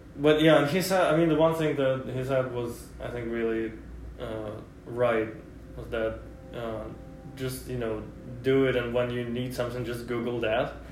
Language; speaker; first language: English; non-native, fluent; Russian